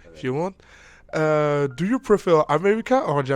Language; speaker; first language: English; non-native, learner; French